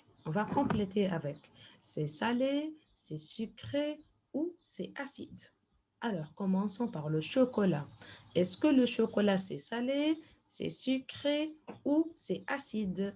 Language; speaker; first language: French; non-native, fluent; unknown